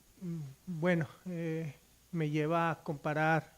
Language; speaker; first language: Spanish; native; Spanish